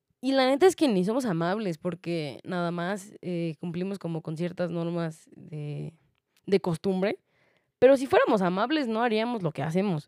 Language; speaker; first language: Spanish; native; Spanish